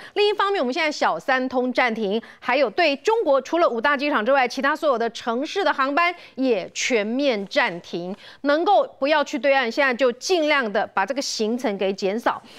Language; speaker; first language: Chinese; native; Chinese